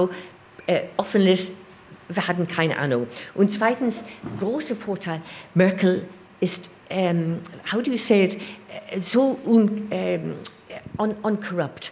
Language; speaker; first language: German; non-native, learner; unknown